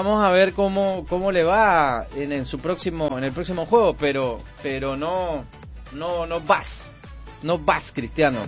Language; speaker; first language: Spanish; native; Spanish